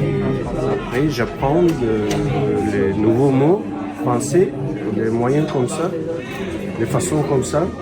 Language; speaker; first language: French; non-native, learner; Russian